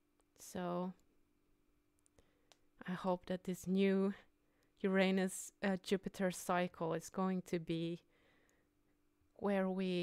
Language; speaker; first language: English; non-native, fluent; Finnish